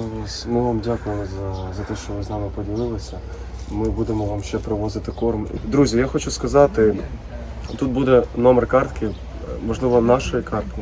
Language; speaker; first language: Ukrainian; native; Ukrainian